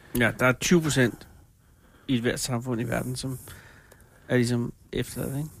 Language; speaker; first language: Danish; native; Danish